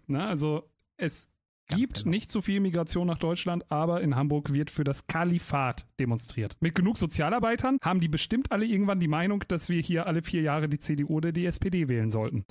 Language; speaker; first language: German; native; German